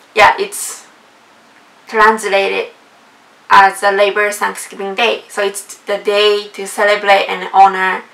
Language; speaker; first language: English; non-native, fluent; Japanese